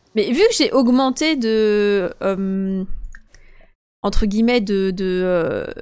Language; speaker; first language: French; native; French